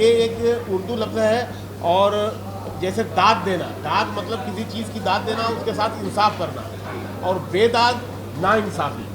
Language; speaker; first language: Hindi; native; Hindi